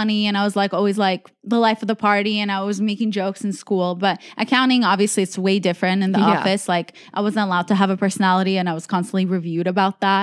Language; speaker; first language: English; native; English